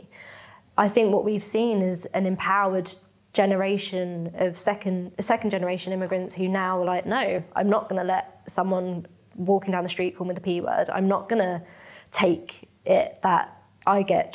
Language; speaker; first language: English; native; English